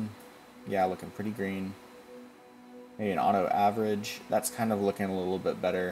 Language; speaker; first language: English; native; English